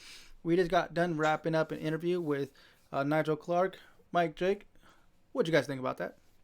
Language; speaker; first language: English; native; English